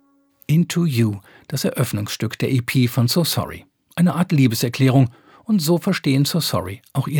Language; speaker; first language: German; native; German